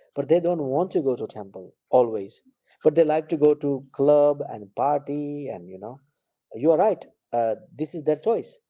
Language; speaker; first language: English; non-native, local second language; Gujarati